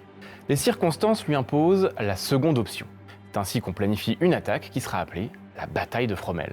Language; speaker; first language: French; native; French